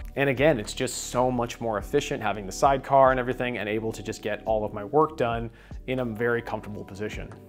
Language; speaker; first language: English; native; English